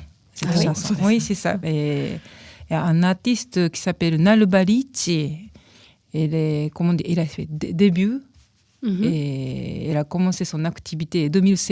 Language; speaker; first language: French; non-native, fluent; Japanese